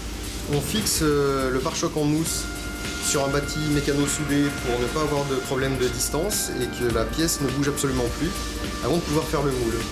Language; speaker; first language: French; native; French